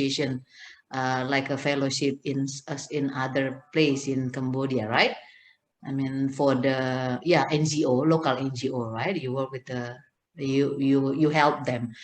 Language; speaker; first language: English; non-native, fluent; Indonesian